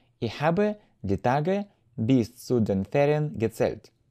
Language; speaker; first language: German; non-native, fluent; Russian